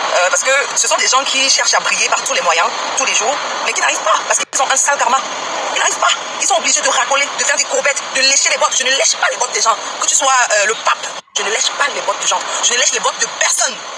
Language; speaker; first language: French; non-native, local second language; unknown